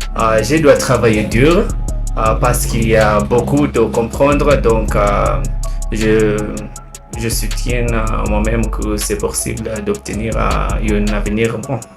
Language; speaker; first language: French; non-native, learner; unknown